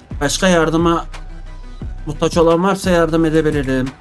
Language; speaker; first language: Turkish; native; Turkish